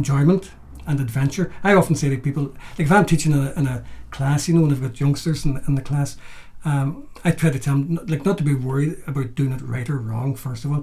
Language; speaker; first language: English; native; English